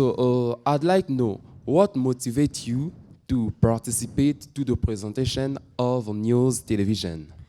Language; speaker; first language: English; non-native, learner; French